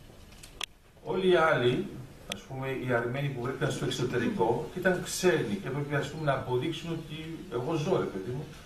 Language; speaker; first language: Greek; early bilingual, heritage; Greek